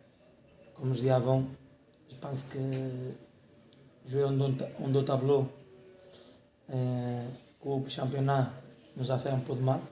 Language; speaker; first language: French; non-native, learner; Portuguese